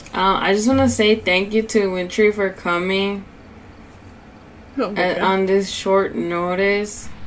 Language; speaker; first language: English; early bilingual, other home language; Spanish